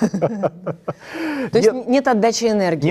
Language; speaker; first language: Russian; native; Russian